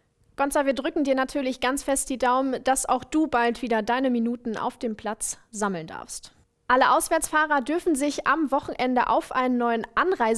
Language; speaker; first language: German; native; German